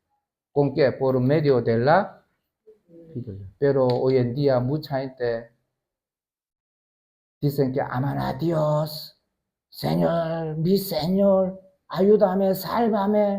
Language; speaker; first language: Spanish; non-native, learner; Korean